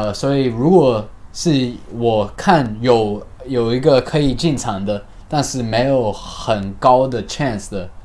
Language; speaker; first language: Chinese; early bilingual, heritage; Chinese